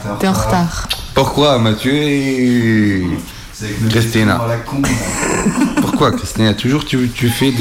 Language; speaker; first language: French; non-native, learner; Arabic